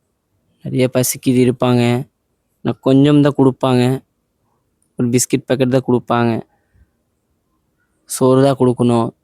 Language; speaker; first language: Tamil; non-native, learner; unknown